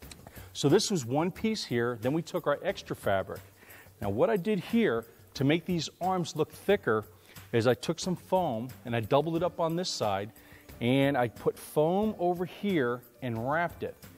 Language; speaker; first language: English; native; English